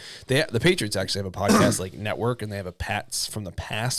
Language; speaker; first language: English; native; English